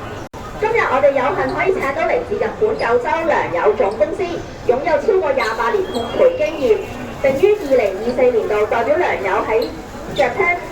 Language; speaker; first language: Cantonese; native; Cantonese